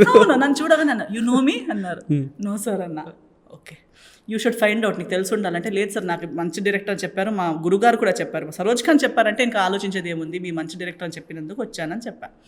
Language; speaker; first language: Telugu; non-native, fluent; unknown